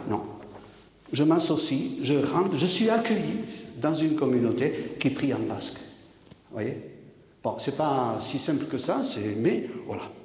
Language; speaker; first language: French; non-native, local second language; Basque